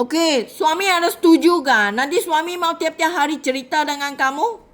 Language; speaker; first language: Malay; non-native, local second language; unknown